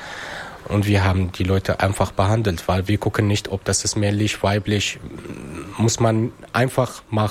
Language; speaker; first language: German; non-native, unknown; Arabic